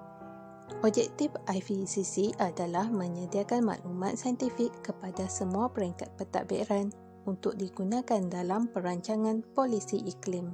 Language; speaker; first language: Malay; native; Malay